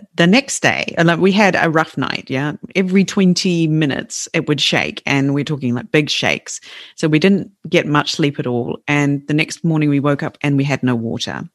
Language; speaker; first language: English; native; English